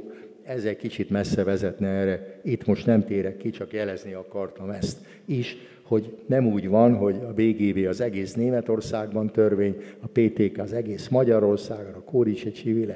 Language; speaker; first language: Hungarian; native; Hungarian